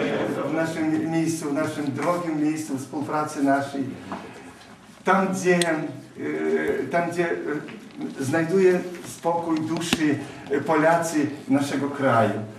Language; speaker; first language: Polish; early bilingual, heritage; Polish